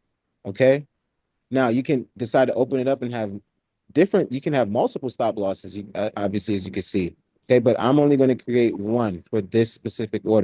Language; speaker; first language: English; native; English